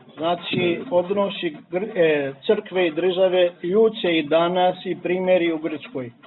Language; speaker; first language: Serbian; non-native, fluent; Greek